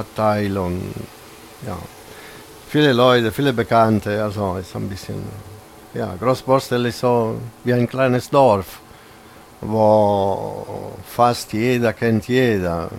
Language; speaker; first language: German; non-native, fluent; Italian